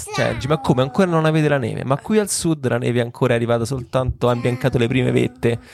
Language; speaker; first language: Italian; native; Italian